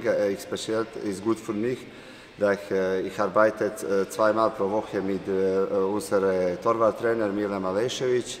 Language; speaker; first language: German; non-native, learner; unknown